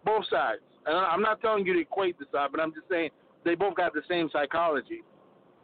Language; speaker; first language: English; native; English